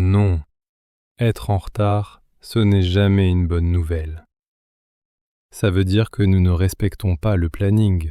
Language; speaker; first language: French; native; French